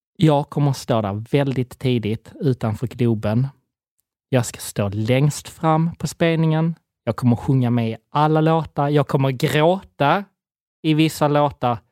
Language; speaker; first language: Swedish; native; Swedish